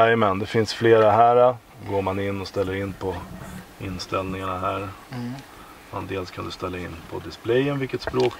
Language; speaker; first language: Swedish; native; Swedish